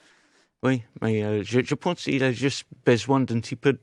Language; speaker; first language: French; non-native, fluent; English